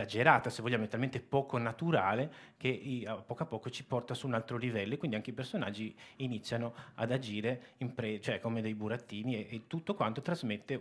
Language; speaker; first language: Italian; native; Italian